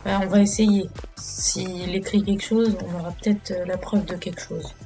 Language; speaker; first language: French; native; French